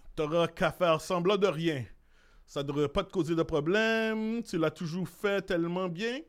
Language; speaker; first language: French; non-native, local second language; English